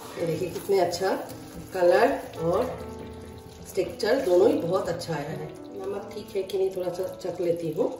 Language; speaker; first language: Hindi; non-native, local second language; Bangla